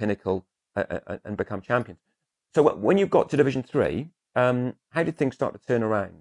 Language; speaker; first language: English; native; English